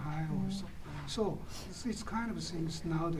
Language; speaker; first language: English; non-native, fluent; Japanese